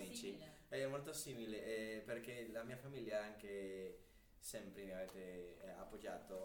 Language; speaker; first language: Italian; non-native, learner; Spanish